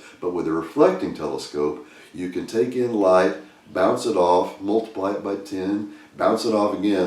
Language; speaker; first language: English; native; English